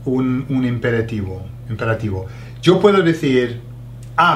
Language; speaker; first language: Spanish; non-native, fluent; English